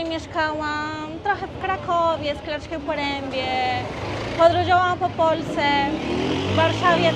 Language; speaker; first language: Polish; non-native, learner; Spanish